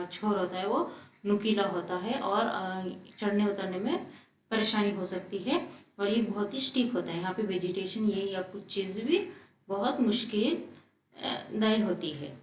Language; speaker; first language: Hindi; non-native, local second language; Telugu